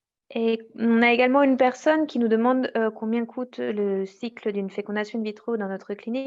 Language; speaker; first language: French; native; French